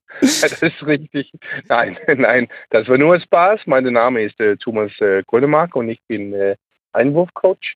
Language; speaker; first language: German; non-native, learner; Danish